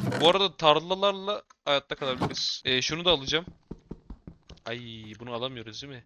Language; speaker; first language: Turkish; native; Turkish